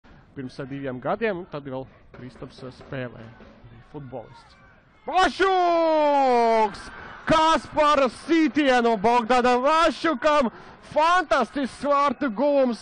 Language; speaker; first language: Latvian; native; Latvian